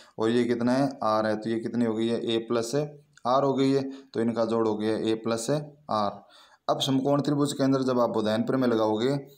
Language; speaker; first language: Hindi; native; Hindi